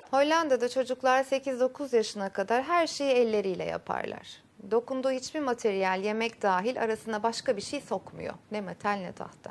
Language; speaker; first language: Turkish; native; Turkish